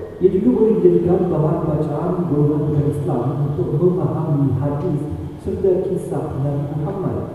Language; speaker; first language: Malay; native; Malay